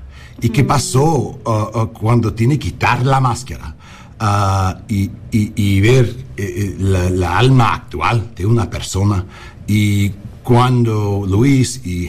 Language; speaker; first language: Spanish; non-native, learner; English